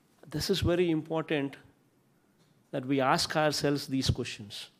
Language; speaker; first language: English; non-native, local second language; Telugu